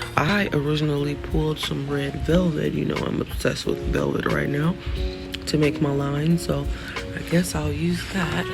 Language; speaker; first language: English; native; English